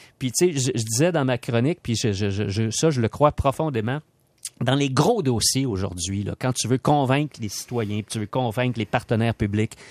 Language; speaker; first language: French; native; French